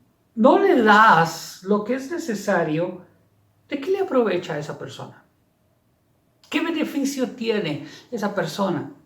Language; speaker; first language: Spanish; native; Spanish